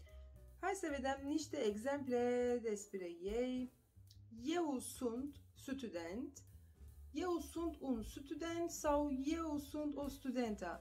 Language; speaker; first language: Romanian; non-native, fluent; Turkish